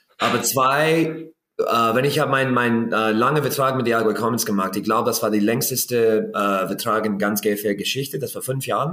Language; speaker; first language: German; non-native, learner; English